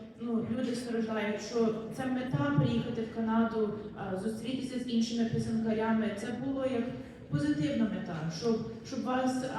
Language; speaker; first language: Ukrainian; early bilingual, heritage; Ukrainian